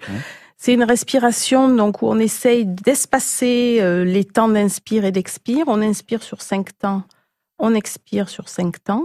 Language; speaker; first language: French; native; French